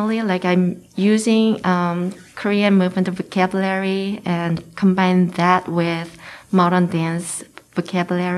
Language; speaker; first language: English; non-native, fluent; Korean